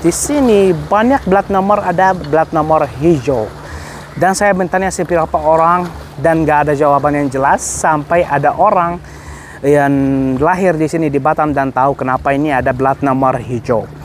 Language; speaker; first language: Indonesian; non-native, fluent; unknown